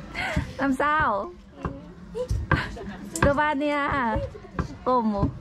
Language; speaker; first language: Vietnamese; native; Vietnamese